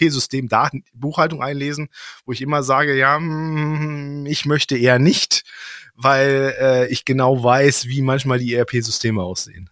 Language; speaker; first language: German; native; German